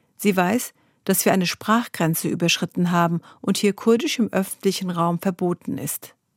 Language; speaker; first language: German; early bilingual, other home language; Kurdish